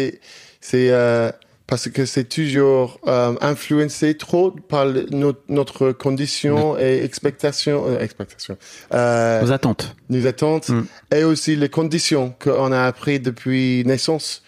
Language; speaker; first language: French; non-native, fluent; English